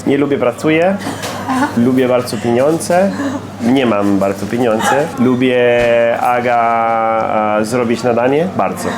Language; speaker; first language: Polish; non-native, learner; Italian